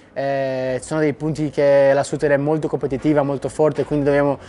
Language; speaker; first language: Italian; non-native, fluent; Portuguese